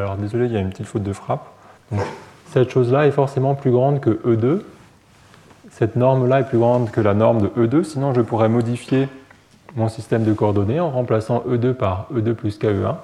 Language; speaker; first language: French; native; French